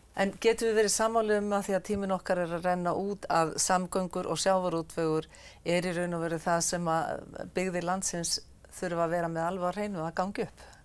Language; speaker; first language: Icelandic; native; Icelandic